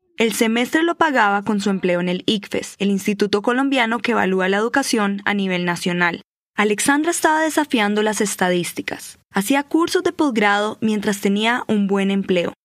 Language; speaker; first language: Spanish; native; Spanish